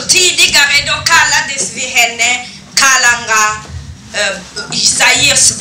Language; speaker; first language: Swedish; non-native, fluent; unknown